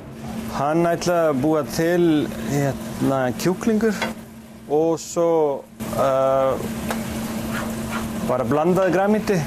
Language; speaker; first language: Icelandic; non-native, fluent; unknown